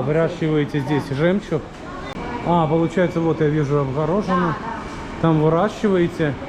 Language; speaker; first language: Russian; native; Russian